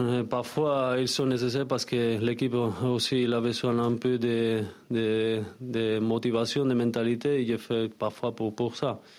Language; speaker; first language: French; non-native, learner; Spanish